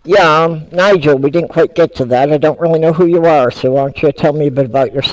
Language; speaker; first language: English; native; English